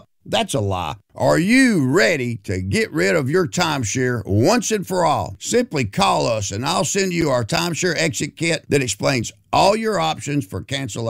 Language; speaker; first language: English; native; English